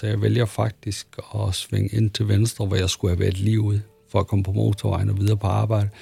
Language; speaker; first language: Danish; early bilingual, other home language; Arabic